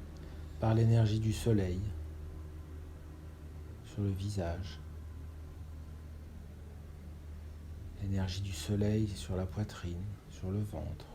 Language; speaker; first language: French; native; French